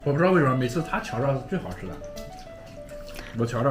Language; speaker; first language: Chinese; non-native, fluent; English